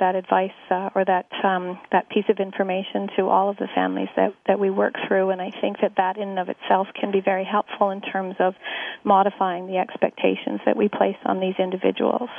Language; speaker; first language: English; native; English